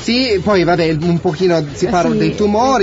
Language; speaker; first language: Italian; native; Italian